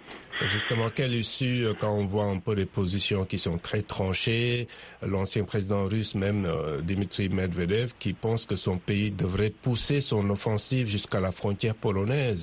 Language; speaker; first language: French; native; French